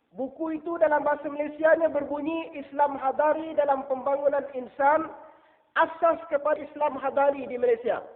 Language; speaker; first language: Malay; native; Malay